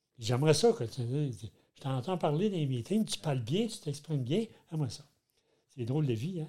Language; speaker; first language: French; native; French